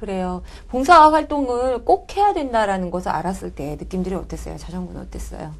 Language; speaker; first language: Korean; native; Korean